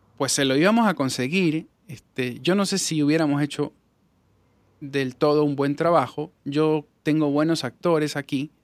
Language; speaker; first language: Spanish; native; Spanish